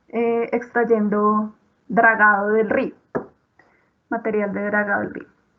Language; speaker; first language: Spanish; native; Spanish